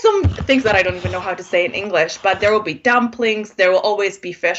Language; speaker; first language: English; non-native, fluent; Polish